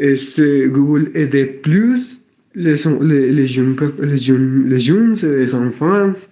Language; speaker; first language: French; non-native, learner; Spanish